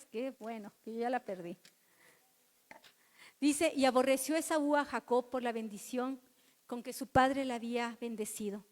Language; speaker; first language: Spanish; native; Spanish